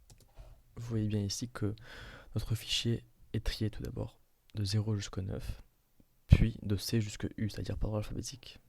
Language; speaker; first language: French; native; French